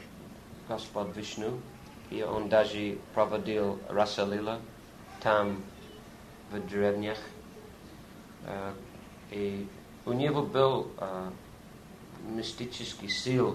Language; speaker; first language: Russian; non-native, learner; English